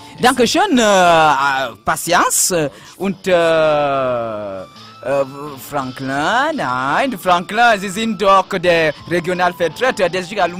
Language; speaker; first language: German; non-native, fluent; French